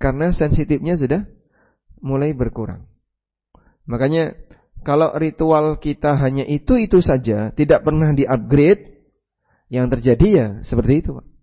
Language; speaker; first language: Indonesian; native; Indonesian